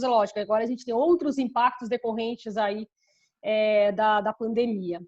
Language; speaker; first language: Portuguese; native; Portuguese